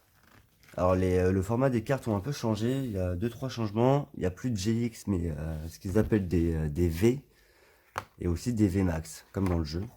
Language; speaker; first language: French; native; French